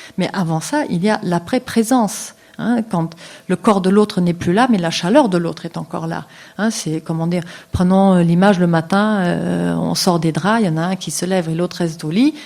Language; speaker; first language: French; non-native, local second language; Luxembourgish